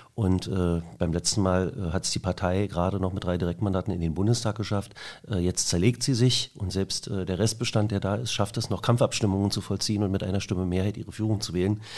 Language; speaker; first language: German; native; German